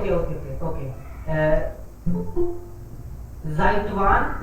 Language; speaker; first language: German; non-native, learner; Hindi